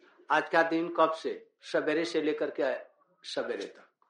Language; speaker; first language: Hindi; native; Hindi